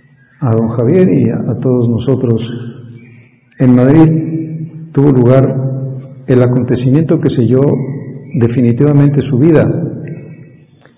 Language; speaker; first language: Spanish; native; Spanish